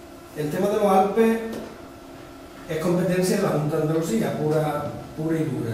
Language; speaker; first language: Spanish; native; Spanish